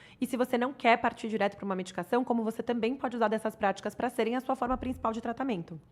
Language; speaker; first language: Portuguese; native; Portuguese